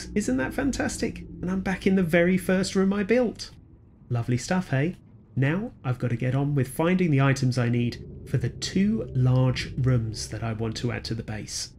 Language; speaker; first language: English; native; English